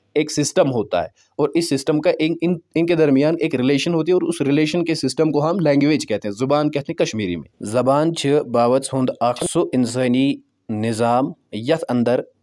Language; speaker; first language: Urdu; non-native, local second language; Pahari-Potwari